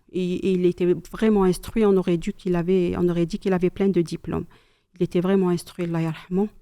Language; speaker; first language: French; non-native, local second language; Kabyle